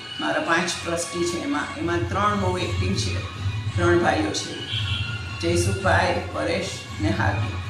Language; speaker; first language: Gujarati; early bilingual, heritage; Gujarati